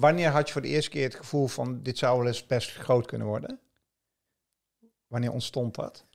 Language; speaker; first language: Dutch; native; Dutch